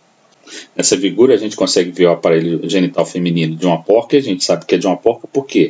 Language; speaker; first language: Portuguese; native; Portuguese